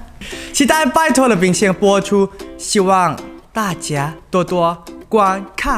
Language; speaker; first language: Chinese; non-native, learner; Thai